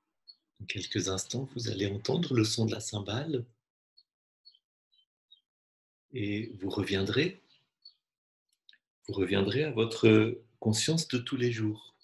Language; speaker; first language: French; native; French